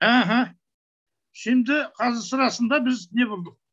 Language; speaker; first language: Turkish; non-native, learner; Kazakh